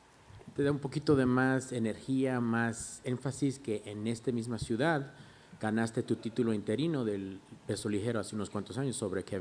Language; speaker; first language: Spanish; early bilingual, heritage; English